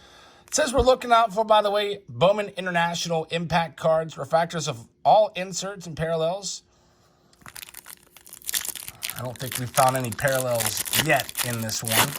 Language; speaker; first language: English; native; English